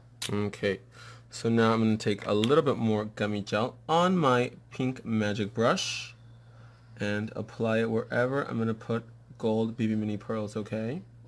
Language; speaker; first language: English; early bilingual, other home language; Spanish